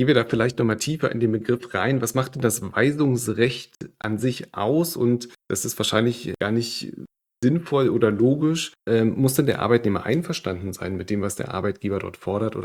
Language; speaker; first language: German; native; German